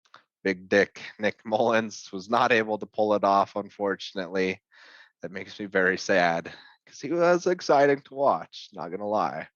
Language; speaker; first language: English; native; English